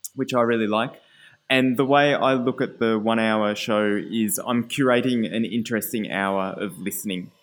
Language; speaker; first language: English; native; English